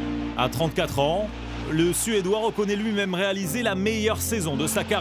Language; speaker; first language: French; native; French